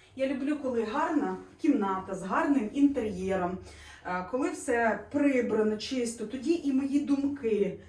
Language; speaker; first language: Ukrainian; non-native, local second language; Russian